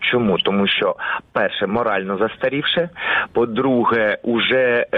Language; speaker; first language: Ukrainian; non-native, local second language; Russian